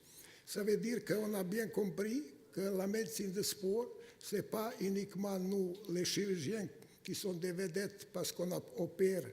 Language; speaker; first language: French; non-native, fluent; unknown